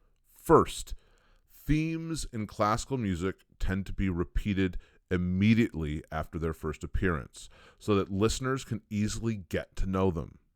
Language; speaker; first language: English; native; English